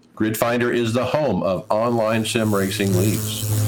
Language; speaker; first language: English; native; English